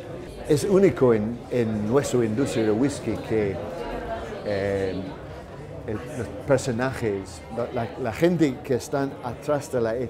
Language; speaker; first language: Spanish; non-native, learner; English